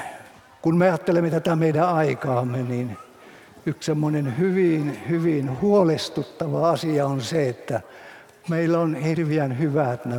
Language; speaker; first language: Finnish; native; Finnish